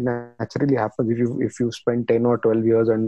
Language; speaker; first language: English; non-native, local second language; Marathi